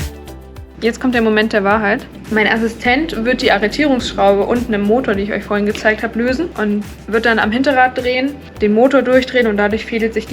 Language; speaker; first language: German; native; German